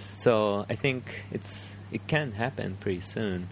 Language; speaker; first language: English; early bilingual, other home language; Japanese